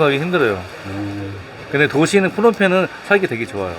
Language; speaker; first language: Korean; native; Korean